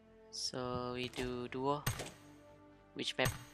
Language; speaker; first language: English; non-native, learner; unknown